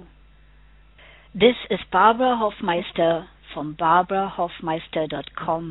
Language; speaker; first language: English; non-native, fluent; German